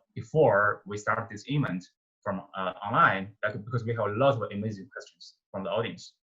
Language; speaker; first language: English; non-native, fluent; Chinese